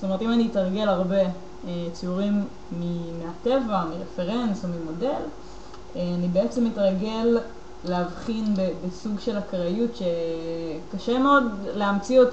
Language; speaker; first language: Hebrew; native; Hebrew